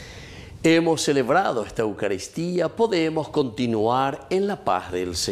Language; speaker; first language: Spanish; native; Spanish